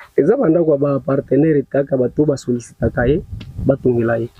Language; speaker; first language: Lingala; non-native, local second language; Nande